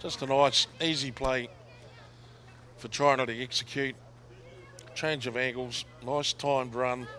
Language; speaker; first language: English; native; English